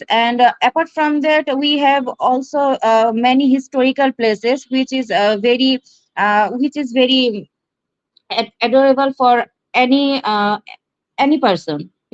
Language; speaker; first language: English; non-native, learner; Bangla